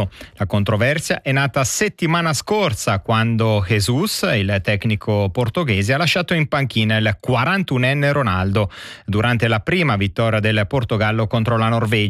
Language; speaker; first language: Italian; native; Italian